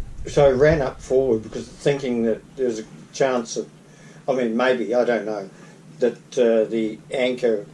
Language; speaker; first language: English; native; English